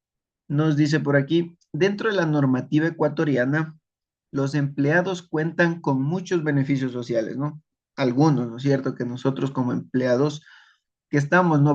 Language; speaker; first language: Spanish; native; Spanish